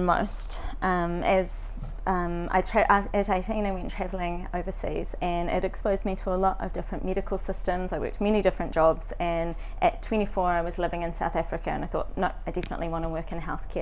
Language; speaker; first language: English; native; English